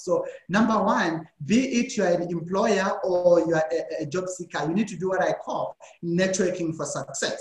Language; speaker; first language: English; non-native, local second language; Shona